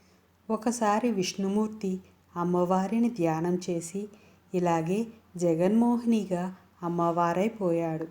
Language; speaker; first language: Telugu; native; Telugu